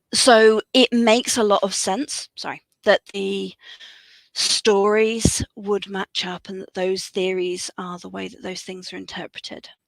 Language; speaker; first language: English; native; English